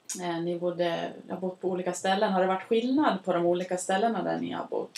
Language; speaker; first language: Swedish; native; Swedish